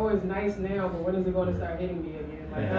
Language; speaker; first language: English; native; English